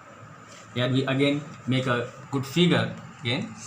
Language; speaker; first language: English; non-native, local second language; Hindi